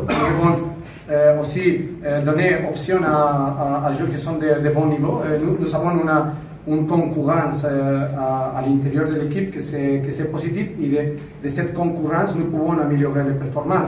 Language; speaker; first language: French; non-native, learner; Spanish